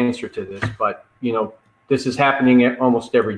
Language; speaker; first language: English; native; English